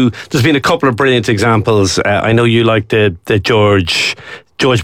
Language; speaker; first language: English; native; English